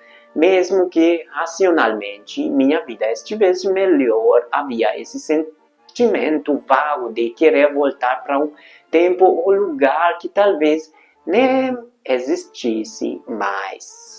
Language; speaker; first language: Portuguese; non-native, fluent; Hungarian